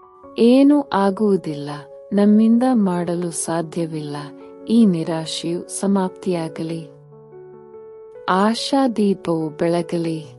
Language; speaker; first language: Kannada; native; Kannada